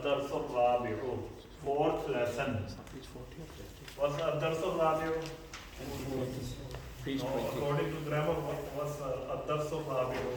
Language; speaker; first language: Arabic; non-native, fluent; Urdu